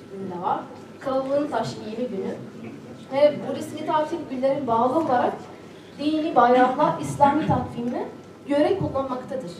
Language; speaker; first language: Turkish; non-native, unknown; Arabic